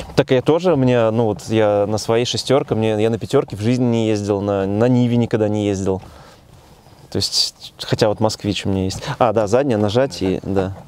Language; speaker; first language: Russian; native; Russian